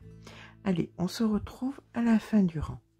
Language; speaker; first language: French; native; French